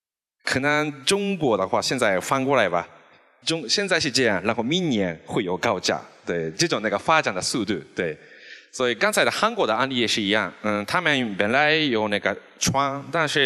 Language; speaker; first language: Chinese; non-native, fluent; Japanese